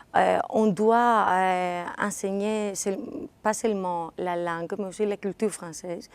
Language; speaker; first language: French; non-native, fluent; Greek